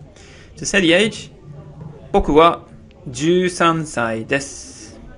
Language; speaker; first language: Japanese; non-native, fluent; English